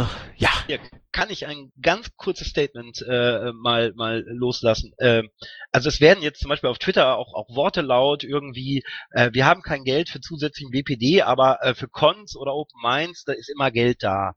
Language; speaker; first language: German; native; German